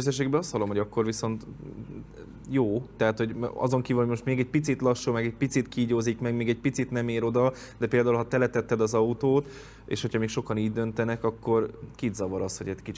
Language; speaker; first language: Hungarian; native; Hungarian